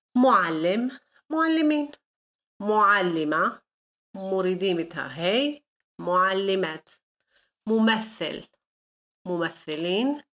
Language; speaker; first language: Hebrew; non-native, local second language; Arabic